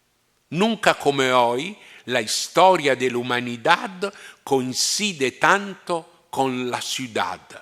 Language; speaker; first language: Spanish; non-native, fluent; Italian